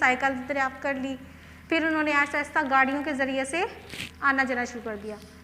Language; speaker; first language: Hindi; non-native, local second language; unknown